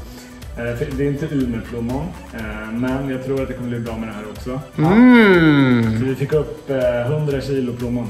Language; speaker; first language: Swedish; native; Swedish